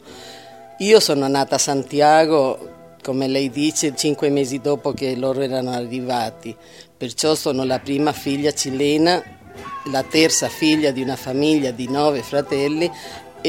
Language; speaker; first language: Italian; early bilingual, heritage; Italian